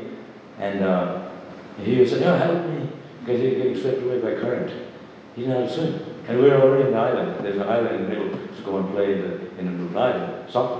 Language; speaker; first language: English; non-native, local second language; Bangla